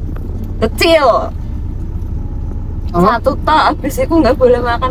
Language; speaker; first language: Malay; non-native, local second language; Javanese